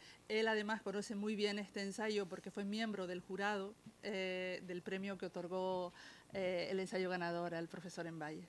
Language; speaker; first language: Spanish; native; Spanish